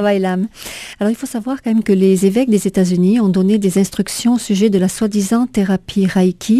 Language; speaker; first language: French; native; French